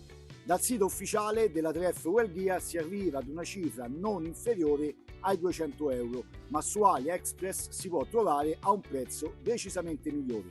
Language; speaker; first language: Italian; native; Italian